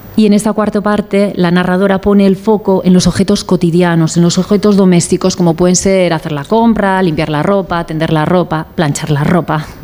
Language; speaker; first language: Spanish; native; Spanish